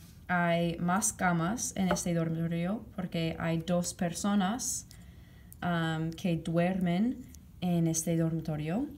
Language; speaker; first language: Spanish; non-native, fluent; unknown